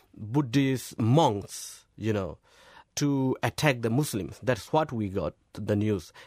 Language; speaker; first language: English; non-native, fluent; Burmese